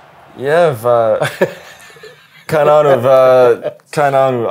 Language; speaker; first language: German; non-native, learner; English